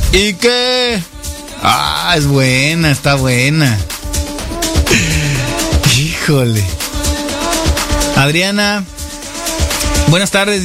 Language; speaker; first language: Spanish; native; Spanish